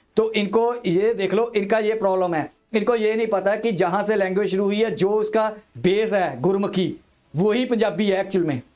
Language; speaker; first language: Hindi; non-native, local second language; Punjabi